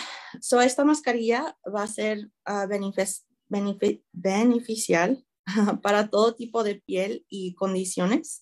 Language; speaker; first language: Spanish; early bilingual, heritage; Spanish